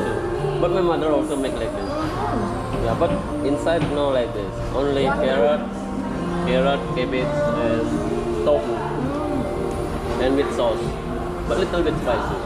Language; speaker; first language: English; non-native, learner; Indonesian